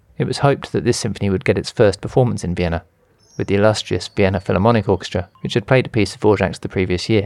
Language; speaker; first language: English; native; English